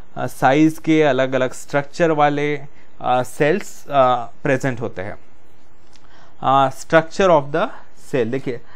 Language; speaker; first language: Hindi; non-native, local second language; Marathi